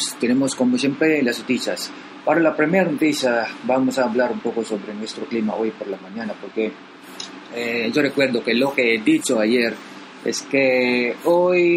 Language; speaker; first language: Spanish; non-native, learner; Filipino